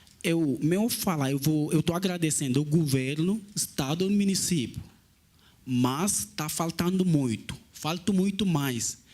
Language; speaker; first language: Portuguese; non-native, learner; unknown